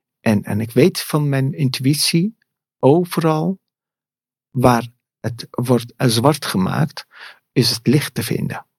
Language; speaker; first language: Dutch; non-native, fluent; Persian